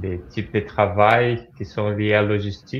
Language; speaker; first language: French; non-native, fluent; Portuguese